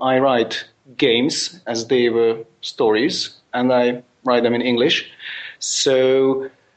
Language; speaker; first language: English; non-native, fluent; Hungarian